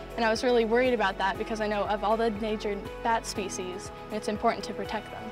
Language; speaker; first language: English; native; English